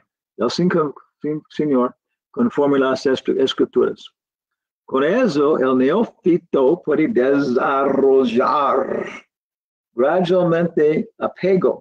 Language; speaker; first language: Spanish; non-native, learner; English